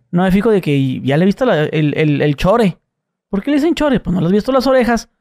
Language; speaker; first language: Spanish; native; Spanish